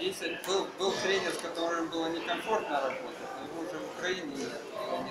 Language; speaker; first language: Russian; native; Russian